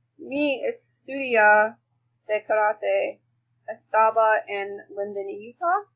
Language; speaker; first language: Spanish; non-native, learner; English